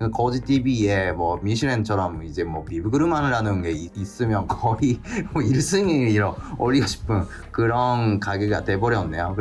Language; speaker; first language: Korean; non-native, fluent; Japanese